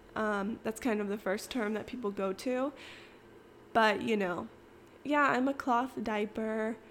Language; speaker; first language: English; native; English